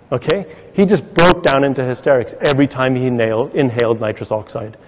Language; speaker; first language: English; native; English